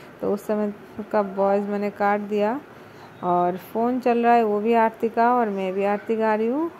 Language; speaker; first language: Hindi; non-native, local second language; Bangla